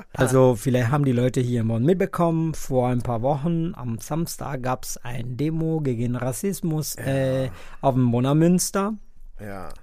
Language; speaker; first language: German; non-native, fluent; Spanish